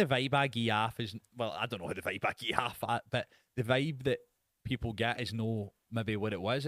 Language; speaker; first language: English; native; English